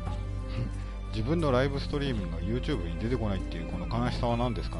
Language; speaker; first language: Japanese; native; Japanese